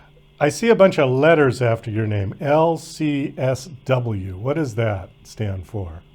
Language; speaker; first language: English; native; English